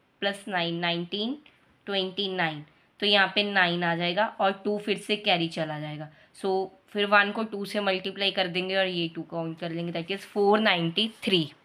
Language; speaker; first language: Hindi; non-native, local second language; Punjabi